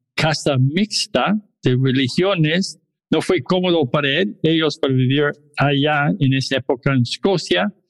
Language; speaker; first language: Spanish; non-native, fluent; English